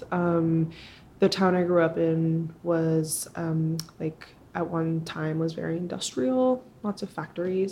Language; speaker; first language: English; early bilingual, other home language; Spanish